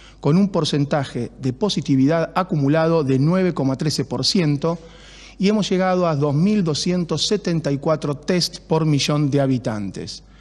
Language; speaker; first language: Spanish; native; Spanish